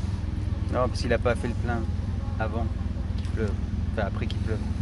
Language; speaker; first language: French; native; French